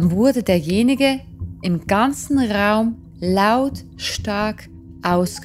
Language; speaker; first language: German; native; German